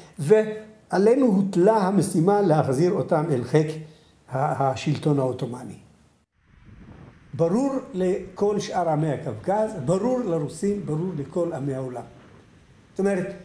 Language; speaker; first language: Hebrew; non-native, local second language; Adyghe